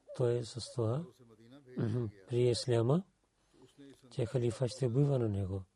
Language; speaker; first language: Bulgarian; non-native, learner; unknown